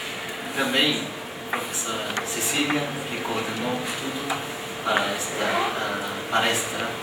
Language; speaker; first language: Portuguese; non-native, fluent; Japanese